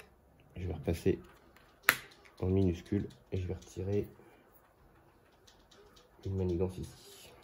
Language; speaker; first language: French; native; French